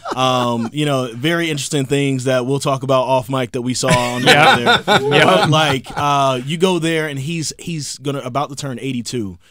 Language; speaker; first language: English; native; English